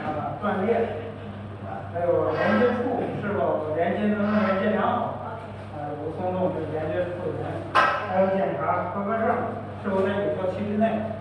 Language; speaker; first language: Chinese; native; Chinese